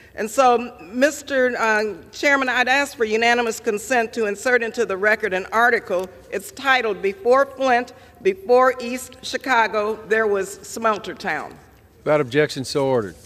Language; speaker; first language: English; native; English